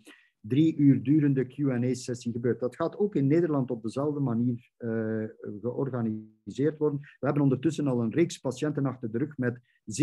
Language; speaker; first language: Dutch; native; Dutch